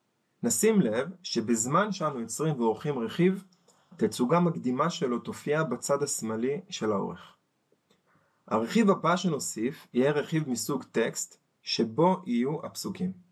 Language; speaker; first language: Hebrew; native; Hebrew